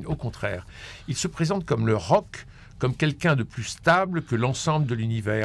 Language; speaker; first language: French; native; French